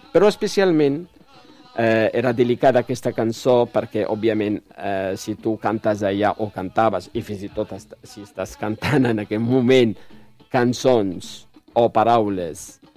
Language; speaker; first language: Catalan; non-native, fluent; Arabic